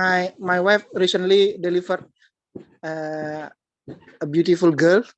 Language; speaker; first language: English; non-native, learner; Indonesian